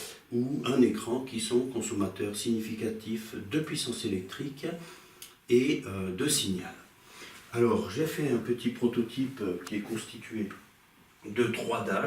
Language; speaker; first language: French; native; French